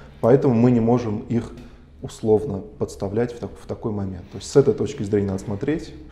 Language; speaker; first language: Russian; non-native, local second language; Armenian